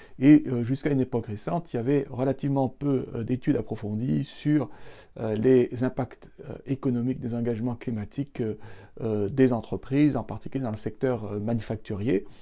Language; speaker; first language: French; native; French